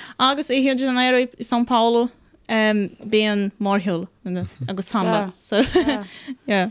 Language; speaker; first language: Irish; non-native, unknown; Portuguese